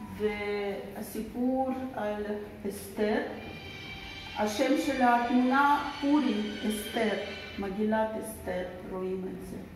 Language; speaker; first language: Hebrew; non-native, fluent; Russian